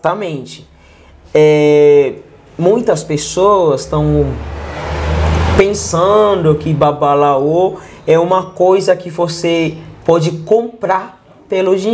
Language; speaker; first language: Portuguese; non-native, learner; Yoruba